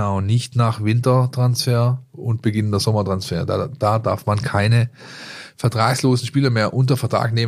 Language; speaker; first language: German; native; German